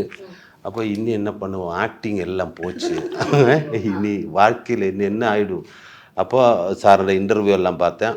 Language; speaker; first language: Tamil; non-native, learner; Malayalam